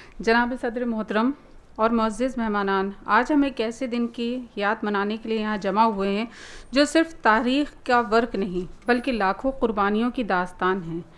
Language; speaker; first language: Urdu; native; Urdu